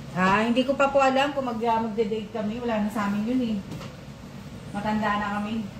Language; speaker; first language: Filipino; non-native, local second language; Cebuano